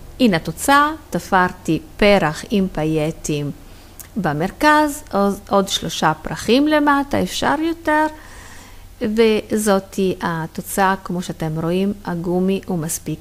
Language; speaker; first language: Hebrew; non-native, fluent; Italian